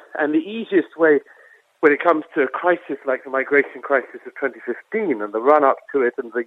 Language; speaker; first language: English; native; English